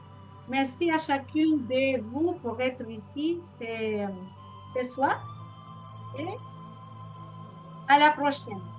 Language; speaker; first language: French; non-native, fluent; Spanish